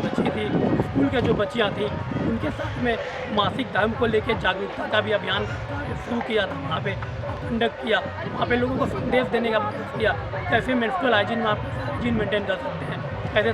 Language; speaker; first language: Hindi; native; Hindi